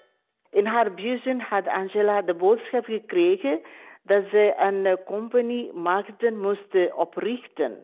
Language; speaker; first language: Dutch; non-native, learner; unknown